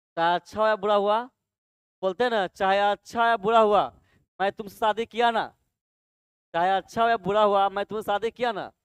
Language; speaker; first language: Hindi; native; Hindi